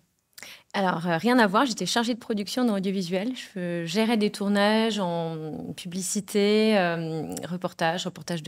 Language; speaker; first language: French; native; French